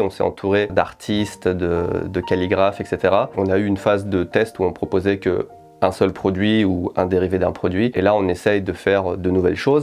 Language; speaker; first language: French; native; French